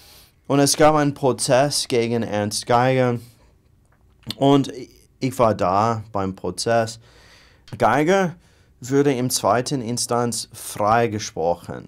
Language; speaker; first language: German; non-native, fluent; English